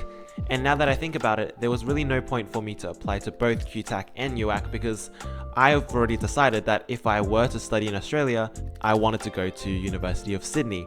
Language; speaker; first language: English; early bilingual, other home language; Chinese